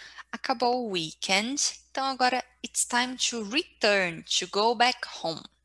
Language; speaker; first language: English; non-native, fluent; Portuguese